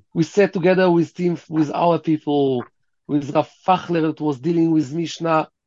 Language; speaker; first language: English; early bilingual, heritage; Hebrew